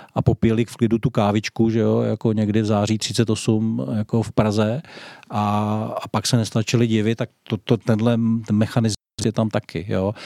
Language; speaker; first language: Czech; native; Czech